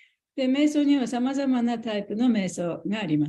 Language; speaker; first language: Japanese; native; Japanese